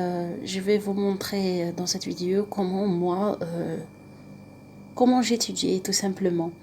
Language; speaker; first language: French; non-native, local second language; Arabic